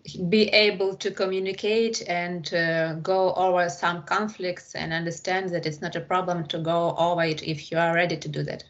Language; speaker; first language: English; non-native, learner; Ukrainian